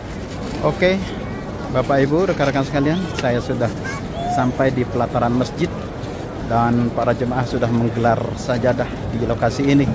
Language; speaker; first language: Indonesian; native; Indonesian